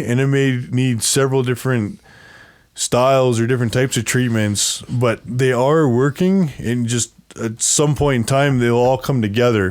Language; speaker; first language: English; native; English